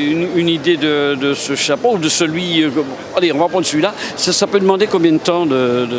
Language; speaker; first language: French; native; French